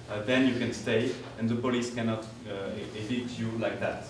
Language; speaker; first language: English; non-native, fluent; French